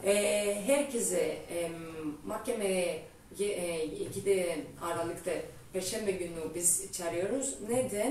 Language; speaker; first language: Turkish; non-native, learner; Greek